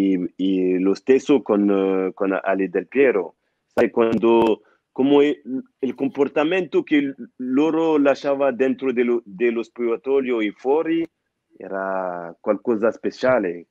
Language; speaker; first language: Italian; non-native, fluent; French